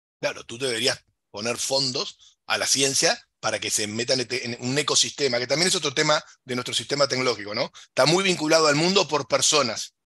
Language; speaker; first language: Spanish; native; Spanish